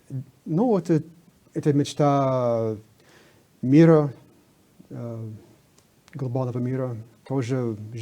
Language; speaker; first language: Russian; non-native, fluent; English